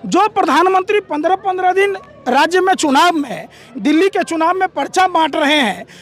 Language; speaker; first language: Hindi; native; Hindi